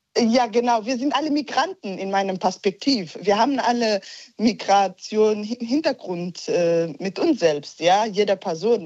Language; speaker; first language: German; non-native, learner; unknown